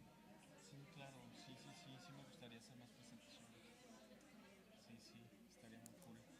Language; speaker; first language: Spanish; native; Spanish